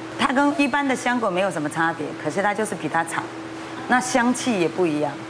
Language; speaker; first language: Chinese; native; Chinese